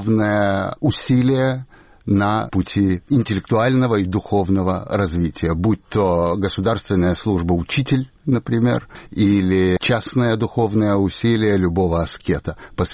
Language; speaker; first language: Russian; native; Russian